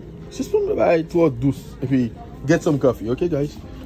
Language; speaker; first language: English; non-native, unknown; Haitian Creole